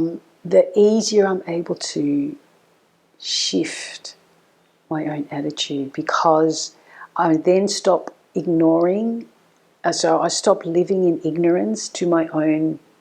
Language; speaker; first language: English; native; English